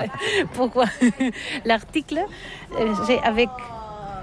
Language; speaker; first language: French; non-native, learner; Catalan